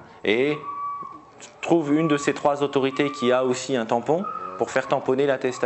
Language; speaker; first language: French; native; French